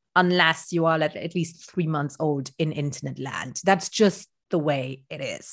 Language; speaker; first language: English; non-native, fluent; Luxembourgish